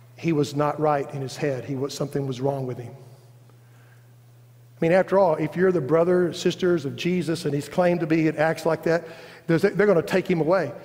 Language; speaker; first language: English; native; English